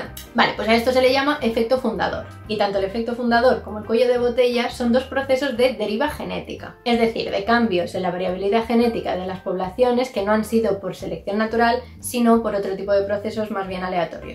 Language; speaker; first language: Spanish; native; Spanish